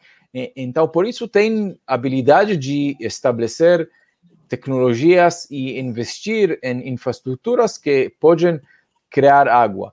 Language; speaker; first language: Portuguese; non-native, fluent; Hebrew